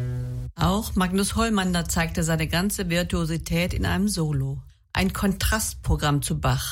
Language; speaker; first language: German; native; German